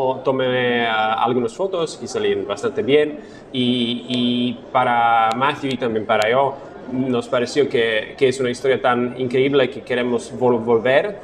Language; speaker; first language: Spanish; non-native, fluent; Slovak